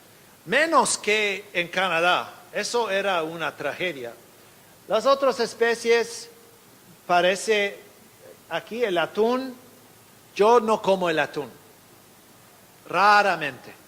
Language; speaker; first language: Spanish; non-native, fluent; English